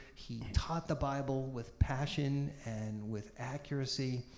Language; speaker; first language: English; native; English